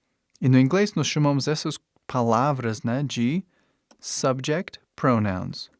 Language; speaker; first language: Portuguese; non-native, fluent; English